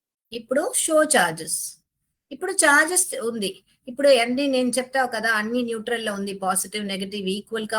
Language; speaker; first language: Telugu; non-native, learner; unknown